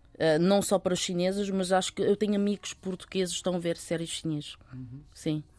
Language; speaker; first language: Portuguese; early bilingual, other home language; Chinese